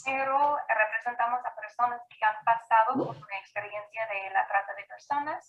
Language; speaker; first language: Spanish; non-native, fluent; English